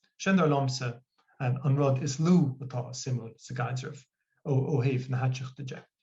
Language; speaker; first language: Irish; non-native, local second language; English